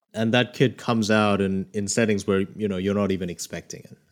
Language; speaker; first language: English; early bilingual, other home language; Korean